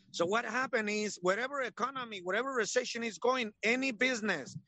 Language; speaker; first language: English; non-native, learner; Spanish